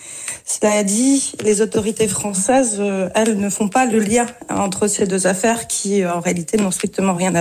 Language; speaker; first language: French; native; French